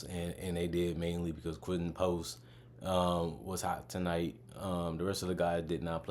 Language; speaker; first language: English; native; English